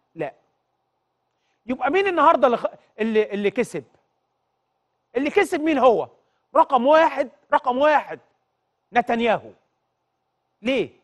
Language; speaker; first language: Arabic; native; Arabic